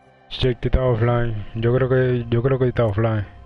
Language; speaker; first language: Spanish; native; Spanish